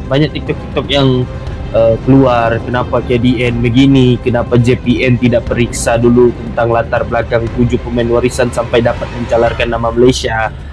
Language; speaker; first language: Malay; native; Malay